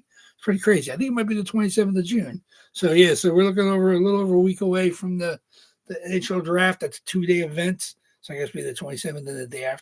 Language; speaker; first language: English; native; English